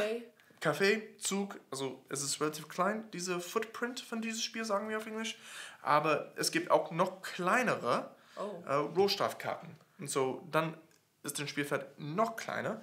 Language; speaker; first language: German; non-native, fluent; English